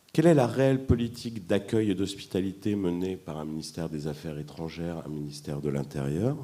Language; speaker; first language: French; native; French